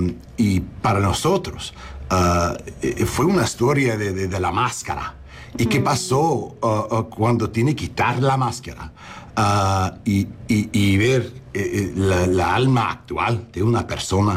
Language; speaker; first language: Spanish; non-native, learner; English